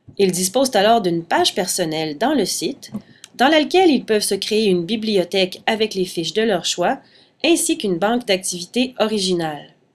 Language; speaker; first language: French; native; French